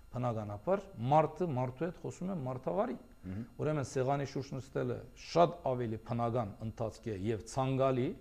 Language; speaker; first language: Armenian; early bilingual, heritage; Armenian